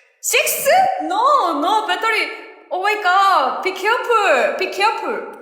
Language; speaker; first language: English; non-native, learner; Korean